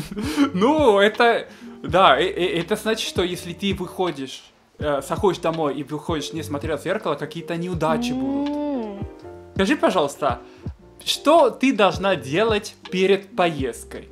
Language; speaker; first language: Russian; non-native, fluent; Spanish